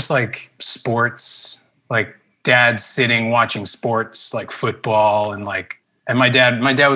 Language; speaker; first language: English; early bilingual, other home language; Spanish